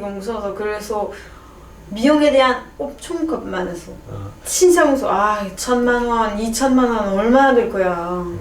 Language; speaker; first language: Korean; non-native, learner; French